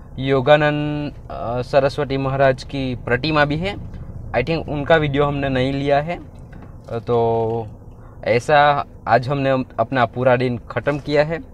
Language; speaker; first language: Hindi; non-native, local second language; Gujarati